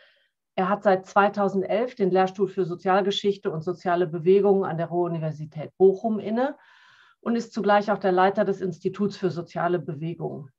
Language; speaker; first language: German; native; German